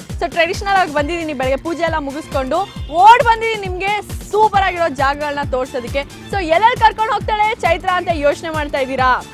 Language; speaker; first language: Kannada; native; Kannada